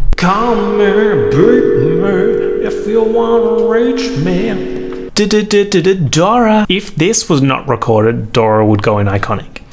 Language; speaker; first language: English; native; English